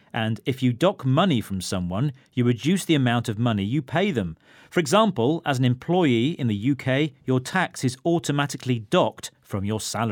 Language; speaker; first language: English; native; English